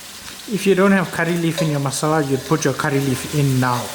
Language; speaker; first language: English; native; English